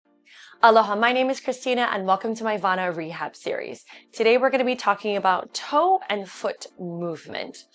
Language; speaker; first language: English; native; English